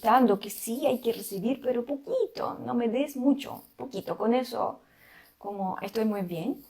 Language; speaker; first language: Spanish; non-native, fluent; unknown